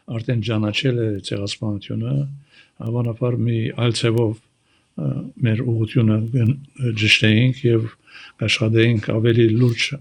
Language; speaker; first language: Armenian; early bilingual, heritage; Armenian